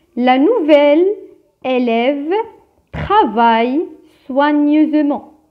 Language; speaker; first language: French; non-native, local second language; Arabic